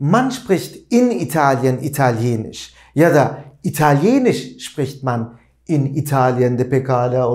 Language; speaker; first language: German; non-native, fluent; Turkish